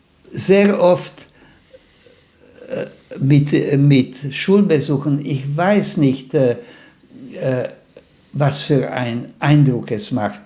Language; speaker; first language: German; non-native, fluent; Slovak